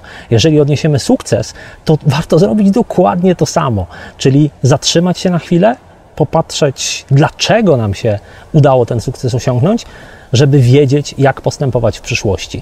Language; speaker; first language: Polish; native; Polish